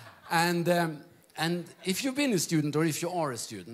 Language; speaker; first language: English; non-native, fluent; Norwegian